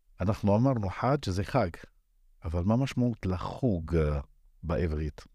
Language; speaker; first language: Hebrew; non-native, local second language; Arabic